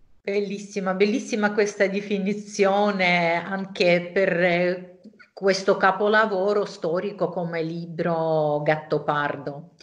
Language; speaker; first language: Italian; non-native, fluent; Russian